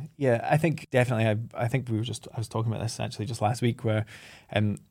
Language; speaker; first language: English; native; English